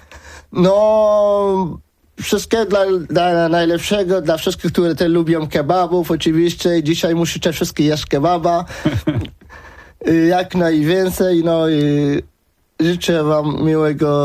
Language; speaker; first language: Polish; early bilingual, other home language; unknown